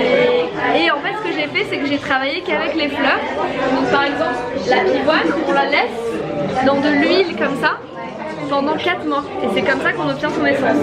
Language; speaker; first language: French; native; French